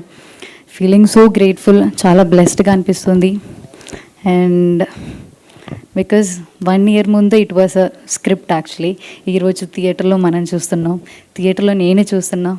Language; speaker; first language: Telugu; non-native, learner; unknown